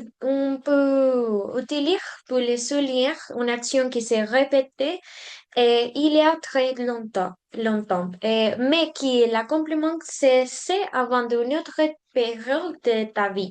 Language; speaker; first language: French; non-native, learner; Spanish